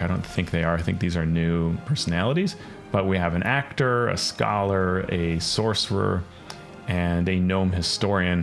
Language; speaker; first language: English; native; English